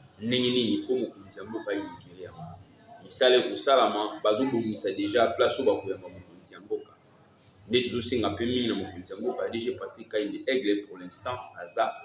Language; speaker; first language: Lingala; native; Lingala